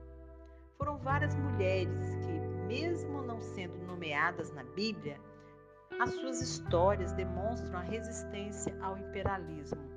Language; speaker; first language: Portuguese; native; Portuguese